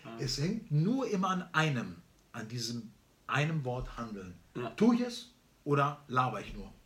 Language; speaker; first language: German; early bilingual, other home language; Spanish